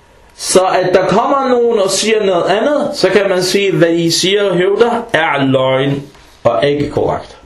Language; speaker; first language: Danish; non-native, fluent; Arabic